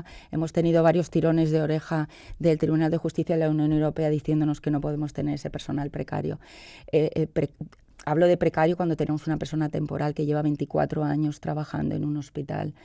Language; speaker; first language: Spanish; native; Spanish